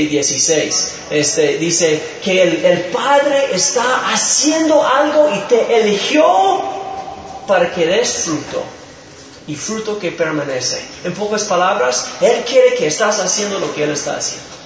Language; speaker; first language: Spanish; non-native, fluent; English